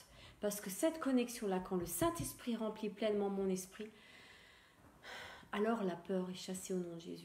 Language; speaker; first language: French; native; French